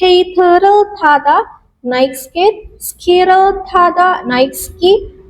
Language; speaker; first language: Korean; non-native, fluent; Indonesian